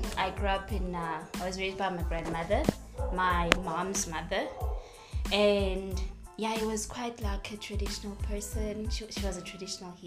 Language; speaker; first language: English; non-native, local second language; Zulu